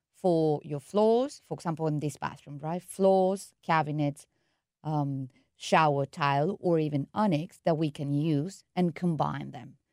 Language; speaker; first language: English; non-native, fluent; Spanish